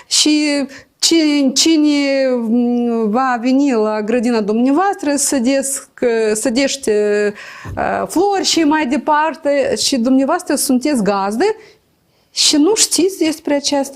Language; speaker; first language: Romanian; non-native, local second language; Gagauz